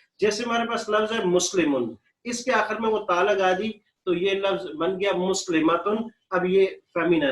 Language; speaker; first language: Urdu; native; Urdu